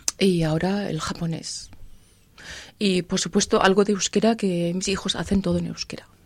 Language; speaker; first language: Spanish; non-native, fluent; German